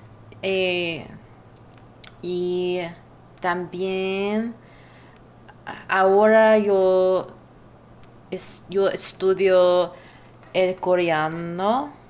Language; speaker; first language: Spanish; non-native, learner; English